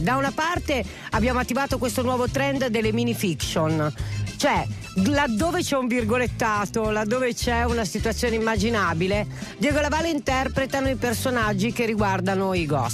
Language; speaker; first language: Italian; native; Italian